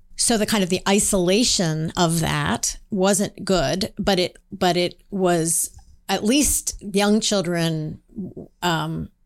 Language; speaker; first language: English; native; English